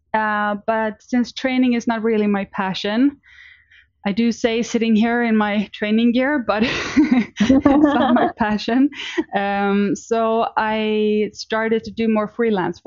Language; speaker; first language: English; non-native, fluent; Swedish